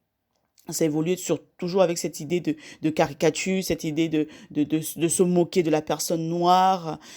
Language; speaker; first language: French; native; French